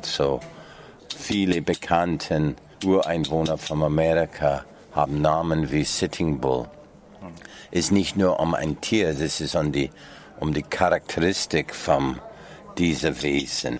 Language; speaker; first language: German; non-native, fluent; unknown